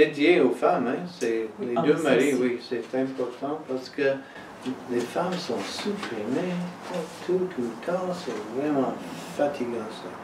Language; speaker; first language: French; non-native, learner; English